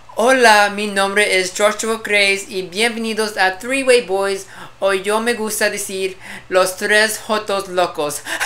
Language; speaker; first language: Spanish; non-native, learner; English